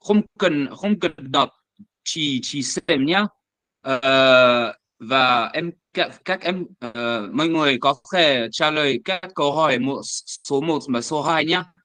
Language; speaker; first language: Vietnamese; non-native, learner; French